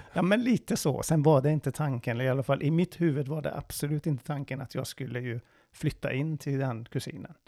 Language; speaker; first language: Swedish; non-native, fluent; Persian